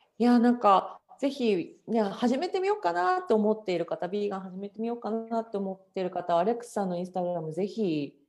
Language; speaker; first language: Japanese; native; Japanese